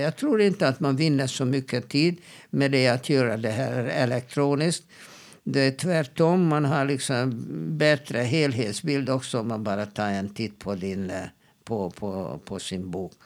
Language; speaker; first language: Swedish; non-native, fluent; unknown